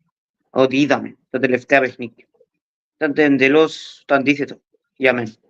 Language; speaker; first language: Greek; early bilingual, heritage; Greek